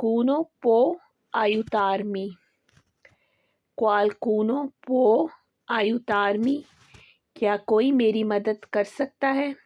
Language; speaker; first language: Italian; non-native, fluent; Urdu